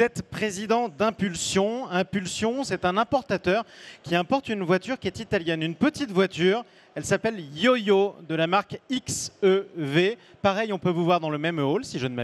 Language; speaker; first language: French; native; French